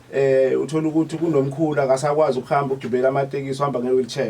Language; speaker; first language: Zulu; native; Zulu